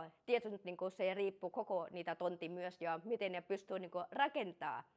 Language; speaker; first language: Finnish; non-native, learner; Thai